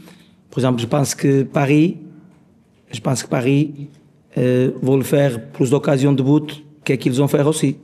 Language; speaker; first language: French; non-native, learner; Portuguese